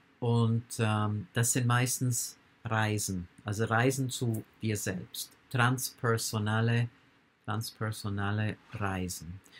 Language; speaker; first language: German; non-native, fluent; English